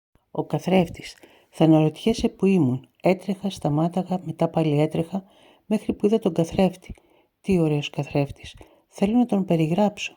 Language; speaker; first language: Greek; native; Greek